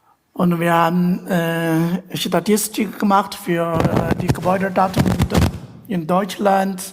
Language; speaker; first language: German; non-native, learner; Chinese